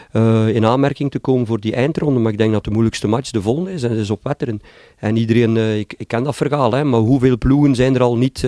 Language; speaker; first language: Dutch; native; Dutch